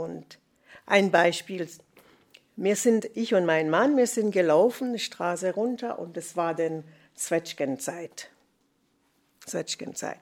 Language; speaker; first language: German; non-native, fluent; English